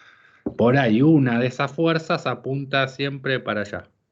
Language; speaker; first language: Spanish; native; Spanish